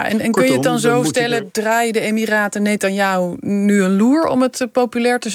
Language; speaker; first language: Dutch; native; Dutch